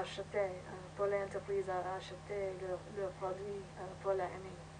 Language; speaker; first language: French; non-native, learner; English